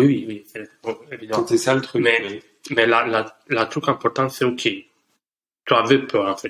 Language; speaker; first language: French; non-native, learner; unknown